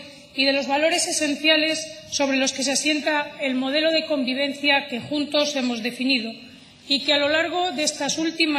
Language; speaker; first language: Spanish; native; Spanish